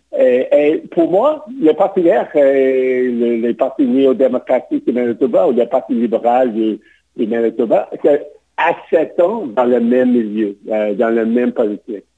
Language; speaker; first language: French; non-native, local second language; English